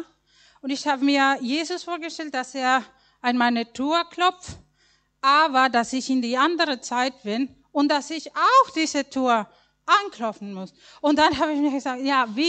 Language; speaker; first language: German; non-native, learner; Spanish